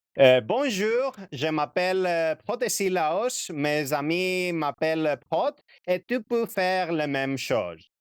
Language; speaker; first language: French; non-native, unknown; Greek